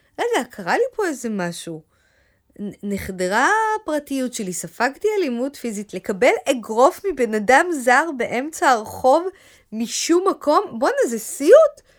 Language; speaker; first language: Hebrew; native; Hebrew